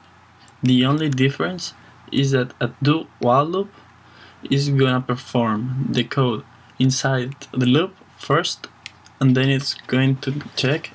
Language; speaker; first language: English; non-native, fluent; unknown